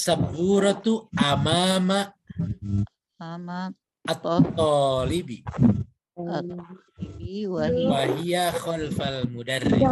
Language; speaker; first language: Arabic; non-native, fluent; Indonesian